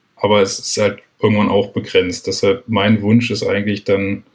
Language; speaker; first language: German; native; German